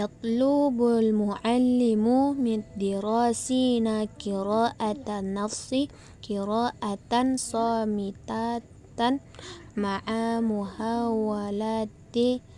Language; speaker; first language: Arabic; non-native, learner; Indonesian